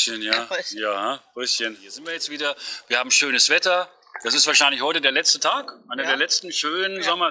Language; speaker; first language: German; native; German